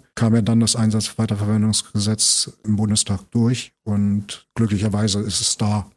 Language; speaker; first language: German; native; German